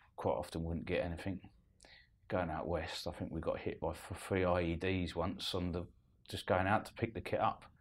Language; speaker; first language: English; native; English